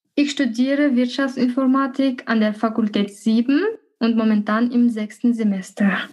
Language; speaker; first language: German; non-native, fluent; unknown